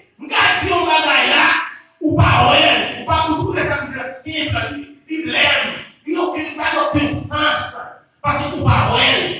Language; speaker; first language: French; non-native, local second language; Haitian Creole